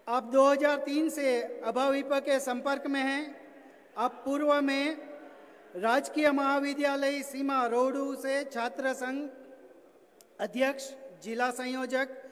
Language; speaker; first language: Hindi; non-native, local second language; Gujarati